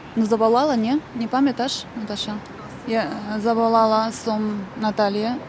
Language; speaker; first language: Slovak; non-native, learner; Azerbaijani